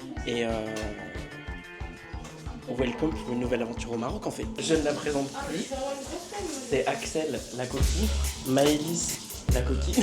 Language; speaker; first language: French; native; French